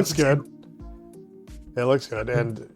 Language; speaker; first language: English; native; English